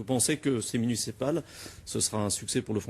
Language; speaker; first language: French; native; French